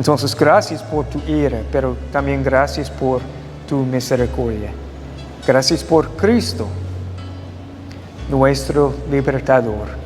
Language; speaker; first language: Spanish; non-native, fluent; English